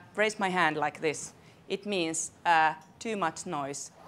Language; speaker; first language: English; non-native, fluent; Finnish